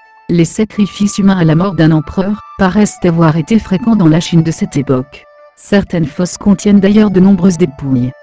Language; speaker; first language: French; native; French